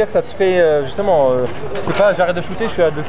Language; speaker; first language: French; native; French